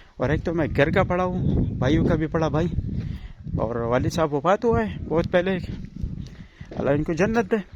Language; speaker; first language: Urdu; non-native, local second language; Pashto